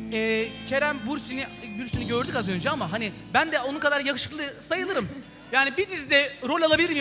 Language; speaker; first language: Turkish; native; Turkish